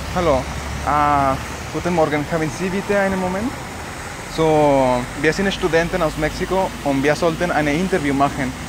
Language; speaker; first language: German; non-native, learner; Spanish